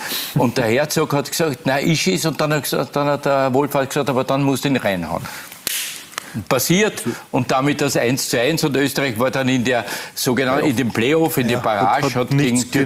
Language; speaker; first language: German; native; German